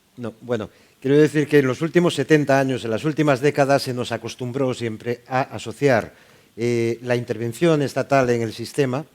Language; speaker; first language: Spanish; non-native, local second language; Galician